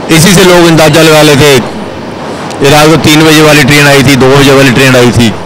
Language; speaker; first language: Hindi; native; Hindi